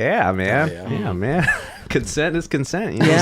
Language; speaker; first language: English; native; English